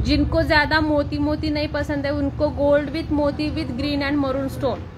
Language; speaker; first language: Hindi; non-native, local second language; Marathi